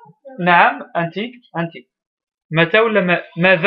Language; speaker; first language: Arabic; native; Arabic